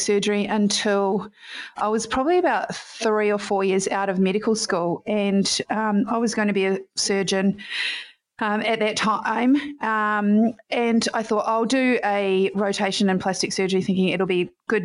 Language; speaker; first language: English; native; English